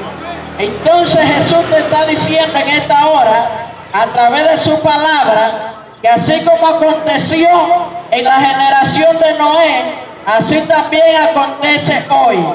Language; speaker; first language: Spanish; native; Spanish